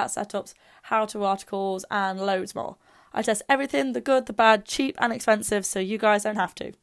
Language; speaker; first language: English; native; English